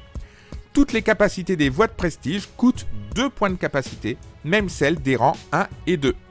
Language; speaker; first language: French; native; French